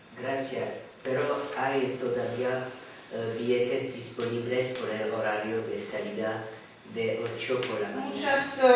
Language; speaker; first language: Spanish; non-native, learner; French